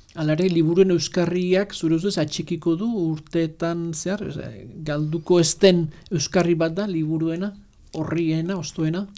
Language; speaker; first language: Basque; native; Basque